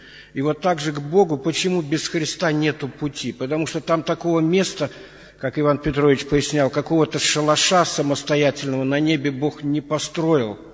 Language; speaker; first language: Russian; native; Russian